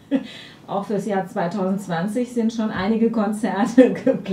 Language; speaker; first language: German; native; German